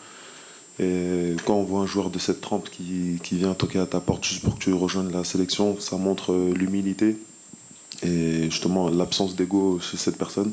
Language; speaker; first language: French; early bilingual, other home language; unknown